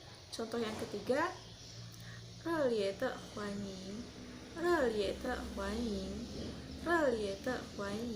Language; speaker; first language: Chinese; non-native, learner; Indonesian